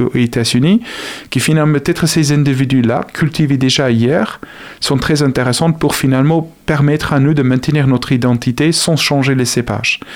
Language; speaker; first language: French; non-native, fluent; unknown